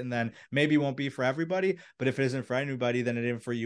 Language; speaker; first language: English; native; English